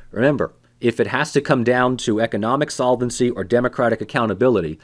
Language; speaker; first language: English; native; English